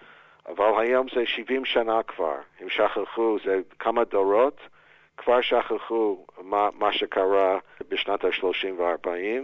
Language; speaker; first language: Hebrew; non-native, fluent; English